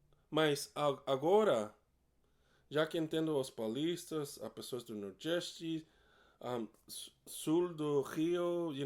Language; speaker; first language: Portuguese; non-native, learner; English